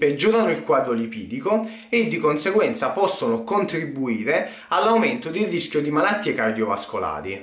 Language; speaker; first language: Italian; native; Italian